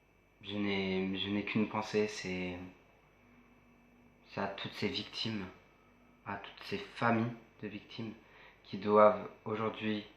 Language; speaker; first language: French; native; French